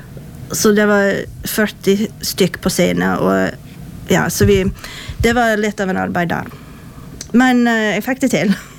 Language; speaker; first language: Norwegian; non-native, fluent; English